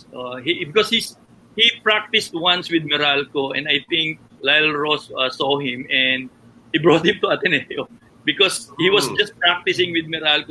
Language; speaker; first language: English; non-native, local second language; Filipino